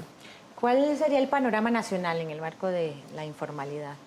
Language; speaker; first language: Spanish; native; Spanish